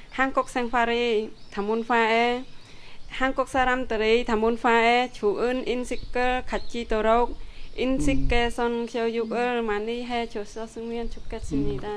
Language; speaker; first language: Korean; non-native, learner; Khmer